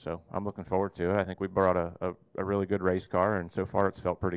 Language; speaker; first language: English; native; English